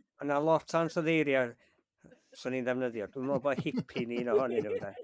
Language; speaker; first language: Welsh; native; Welsh